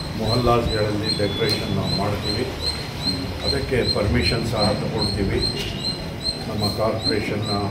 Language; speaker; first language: Kannada; non-native, local second language; Urdu